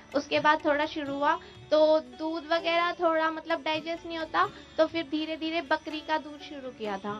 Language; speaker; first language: Hindi; native; Hindi